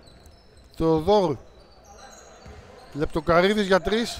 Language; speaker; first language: Greek; native; Greek